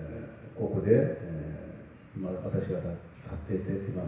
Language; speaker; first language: Japanese; non-native, fluent; Korean